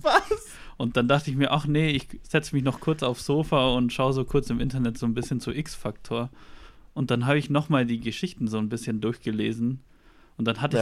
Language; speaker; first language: German; native; German